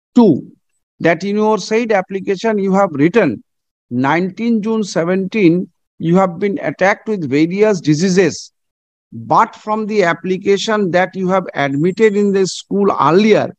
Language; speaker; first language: English; non-native, local second language; Bangla